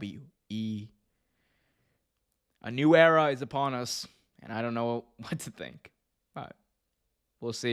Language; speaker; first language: English; native; English